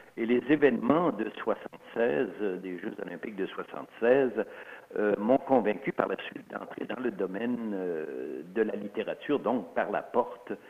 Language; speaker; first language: French; early bilingual, other home language; Swiss German